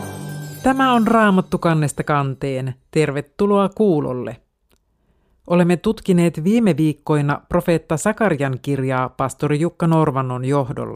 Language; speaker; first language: Finnish; native; Finnish